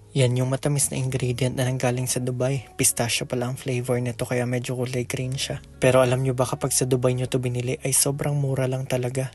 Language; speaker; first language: Filipino; native; Filipino